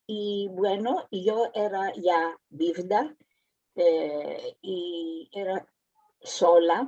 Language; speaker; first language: Spanish; early bilingual, heritage; Ladino